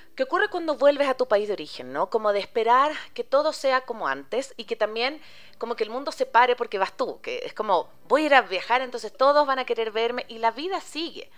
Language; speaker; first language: Spanish; native; Spanish